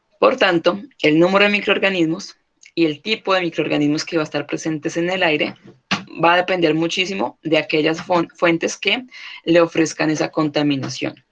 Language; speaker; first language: Spanish; native; Spanish